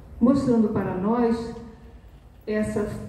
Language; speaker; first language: Portuguese; native; Portuguese